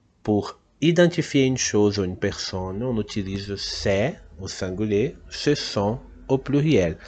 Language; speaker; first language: French; non-native, fluent; Portuguese